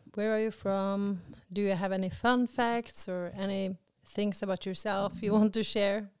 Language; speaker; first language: English; non-native, fluent; Norwegian